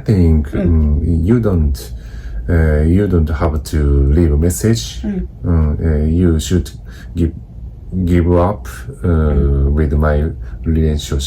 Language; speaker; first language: English; non-native, learner; Japanese